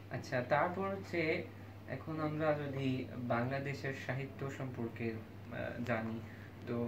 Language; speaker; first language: Bangla; non-native, fluent; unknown